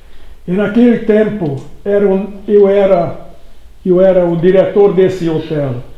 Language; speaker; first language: Portuguese; non-native, learner; Hungarian